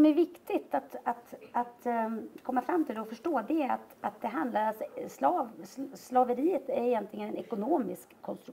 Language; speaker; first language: Swedish; native; Swedish